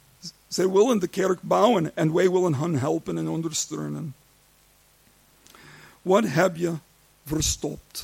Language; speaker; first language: Dutch; non-native, learner; English